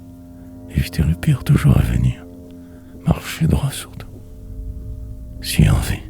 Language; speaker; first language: French; native; French